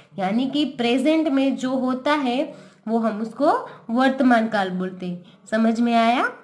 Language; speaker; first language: Hindi; non-native, local second language; Gujarati